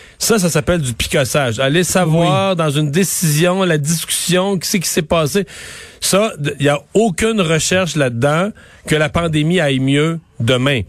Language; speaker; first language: French; native; French